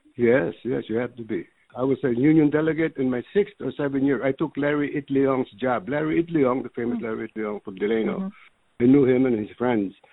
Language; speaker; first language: English; early bilingual, other home language; Filipino